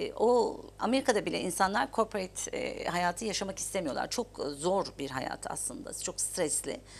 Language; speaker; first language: Turkish; native; Turkish